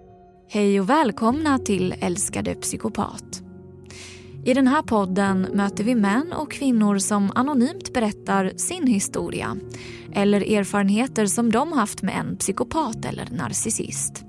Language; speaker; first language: Swedish; native; Swedish